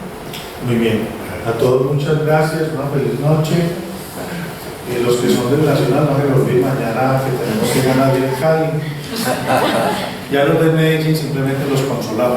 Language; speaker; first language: Spanish; native; Spanish